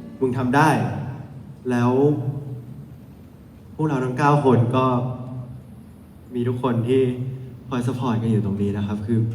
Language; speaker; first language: Thai; native; Thai